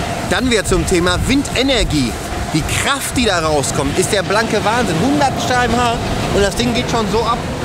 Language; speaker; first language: German; native; German